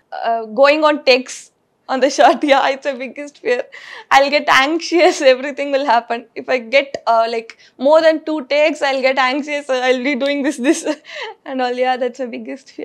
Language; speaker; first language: English; non-native, local second language; Tamil